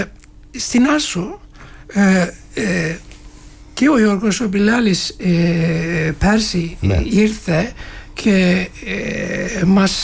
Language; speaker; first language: Greek; non-native, fluent; Turkish